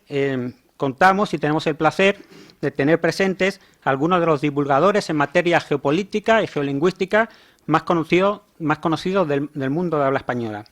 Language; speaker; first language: Spanish; native; Spanish